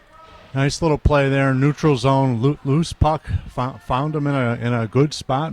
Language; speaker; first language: English; native; English